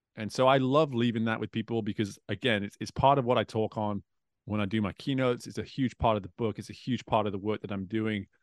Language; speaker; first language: English; native; English